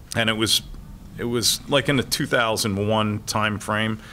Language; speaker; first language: English; native; English